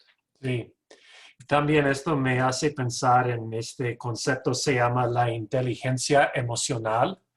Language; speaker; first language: Spanish; non-native, fluent; English